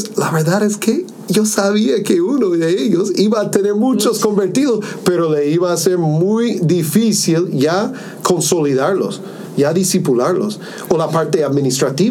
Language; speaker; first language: Spanish; non-native, fluent; English